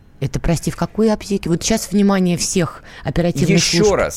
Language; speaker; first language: Russian; native; Russian